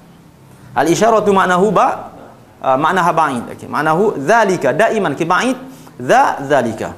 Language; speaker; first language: Arabic; non-native, fluent; Malay